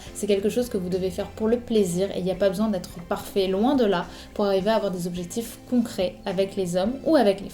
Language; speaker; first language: French; native; French